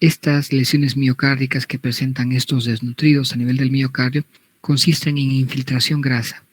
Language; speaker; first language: Spanish; native; Spanish